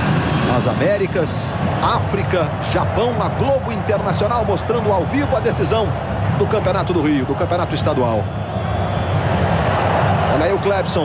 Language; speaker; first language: Portuguese; native; Portuguese